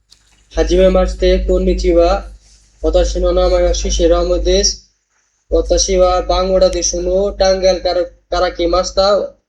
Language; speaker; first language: Japanese; non-native, learner; Bangla